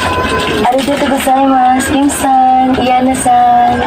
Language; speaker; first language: Japanese; non-native, learner; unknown